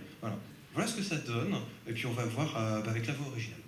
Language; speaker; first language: French; native; French